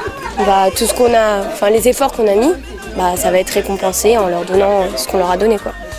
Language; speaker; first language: French; native; French